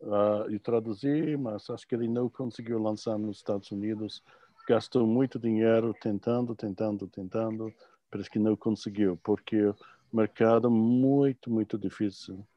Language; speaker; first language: Portuguese; non-native, fluent; English